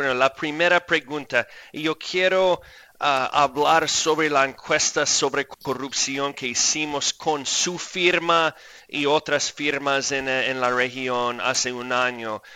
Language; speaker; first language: Spanish; non-native, fluent; English